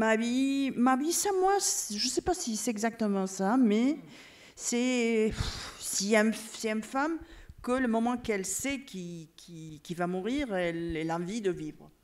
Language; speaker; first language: French; non-native, fluent; Catalan